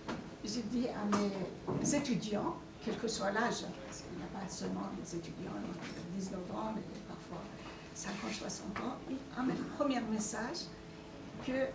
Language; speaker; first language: French; non-native, fluent; Persian